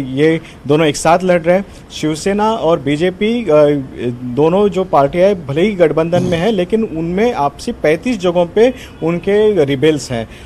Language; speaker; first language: Hindi; non-native, local second language; Marathi